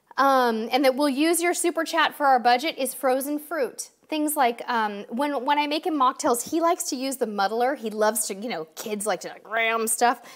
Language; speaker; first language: English; native; English